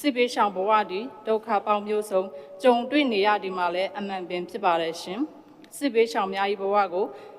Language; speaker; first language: Burmese; non-native, local second language; Shan